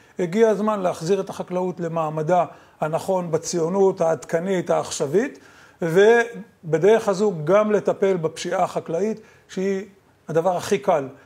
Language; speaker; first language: Hebrew; native; Hebrew